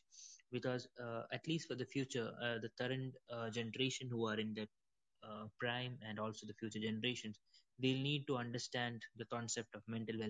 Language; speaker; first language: English; non-native, local second language; Malayalam